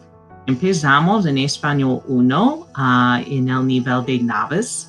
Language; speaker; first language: Spanish; non-native, fluent; English